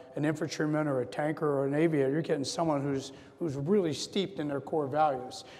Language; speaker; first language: English; native; English